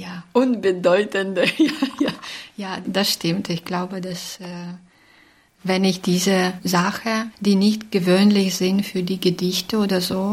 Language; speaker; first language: German; non-native, fluent; Belarusian